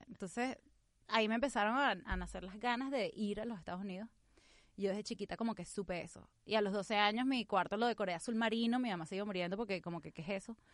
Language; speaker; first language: Spanish; native; Spanish